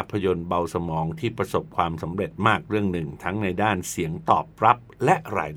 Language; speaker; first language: Thai; native; Thai